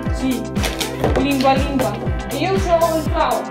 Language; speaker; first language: Italian; non-native, fluent; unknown